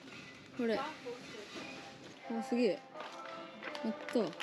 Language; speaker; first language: Japanese; native; Japanese